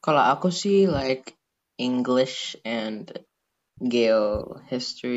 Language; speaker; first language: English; non-native, fluent; Indonesian